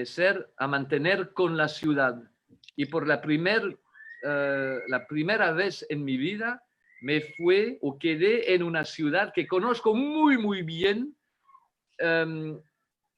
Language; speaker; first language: Spanish; non-native, fluent; French